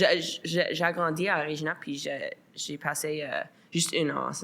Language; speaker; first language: French; non-native, local second language; English